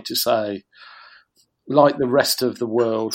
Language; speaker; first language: English; native; English